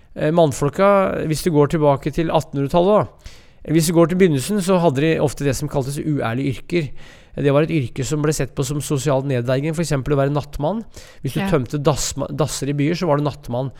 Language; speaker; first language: Norwegian; native; Norwegian